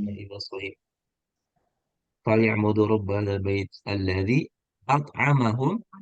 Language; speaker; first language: Arabic; non-native, fluent; Indonesian